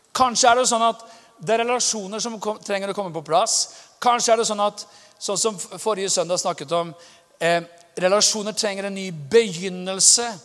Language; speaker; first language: Norwegian; native; Norwegian